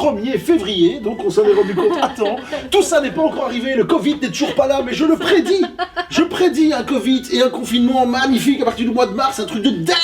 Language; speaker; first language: French; native; French